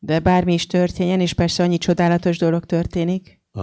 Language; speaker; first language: Hungarian; native; Hungarian